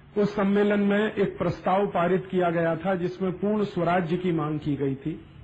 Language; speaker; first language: Hindi; native; Hindi